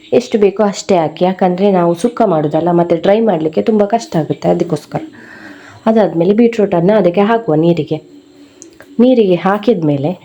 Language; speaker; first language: Kannada; non-native, local second language; Tulu